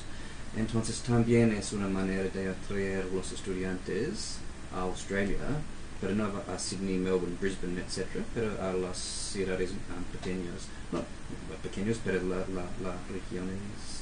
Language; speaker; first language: Spanish; non-native, fluent; English